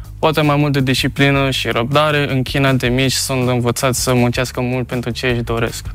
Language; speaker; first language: Romanian; early bilingual, other home language; Chinese